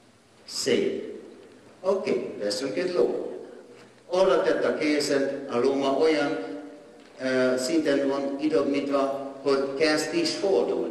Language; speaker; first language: Hungarian; non-native, learner; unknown